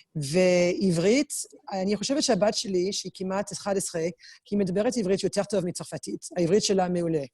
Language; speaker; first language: Hebrew; non-native, fluent; French